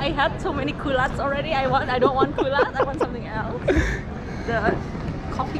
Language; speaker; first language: English; non-native, local second language; Indonesian